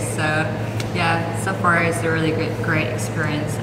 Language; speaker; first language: English; non-native, fluent; Korean